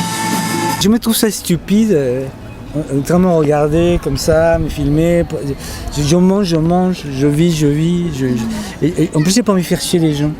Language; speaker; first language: French; non-native, fluent; Spanish